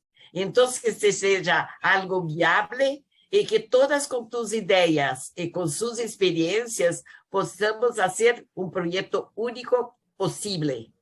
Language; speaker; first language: Spanish; non-native, learner; Portuguese